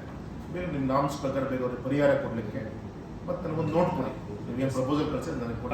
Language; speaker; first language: Kannada; native; Kannada